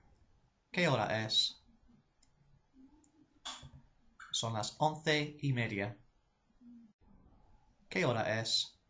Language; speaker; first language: Spanish; non-native, fluent; English